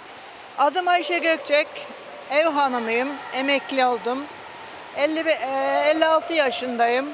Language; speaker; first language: Turkish; native; Turkish